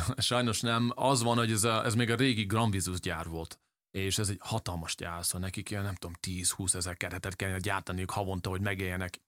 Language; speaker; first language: Hungarian; early bilingual, heritage; English